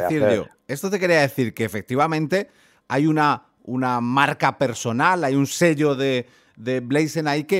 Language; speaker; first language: Spanish; native; Spanish